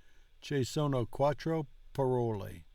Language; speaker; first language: Italian; non-native, learner; English